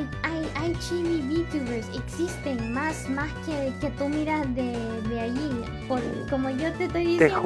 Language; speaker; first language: Spanish; early bilingual, heritage; English